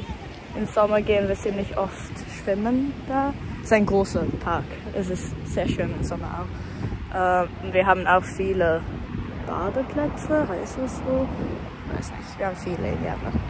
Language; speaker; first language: German; non-native, learner; Swedish